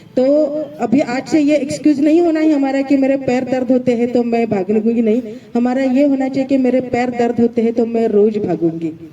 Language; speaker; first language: Hindi; non-native, local second language; Marathi